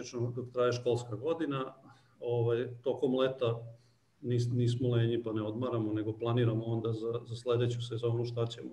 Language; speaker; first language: Serbian; native; Serbian